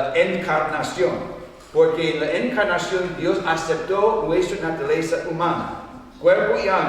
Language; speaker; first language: Spanish; non-native, fluent; English